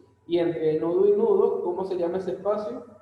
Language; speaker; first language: Spanish; native; Spanish